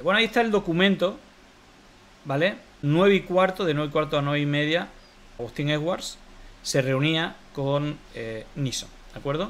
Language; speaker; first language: Spanish; native; Spanish